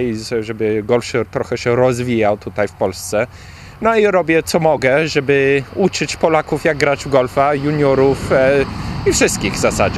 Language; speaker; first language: Polish; early bilingual, heritage; Polish